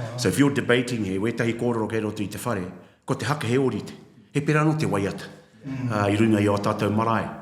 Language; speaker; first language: Māori; native; Māori